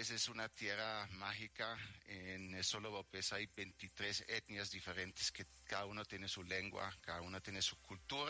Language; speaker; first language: Spanish; native; Spanish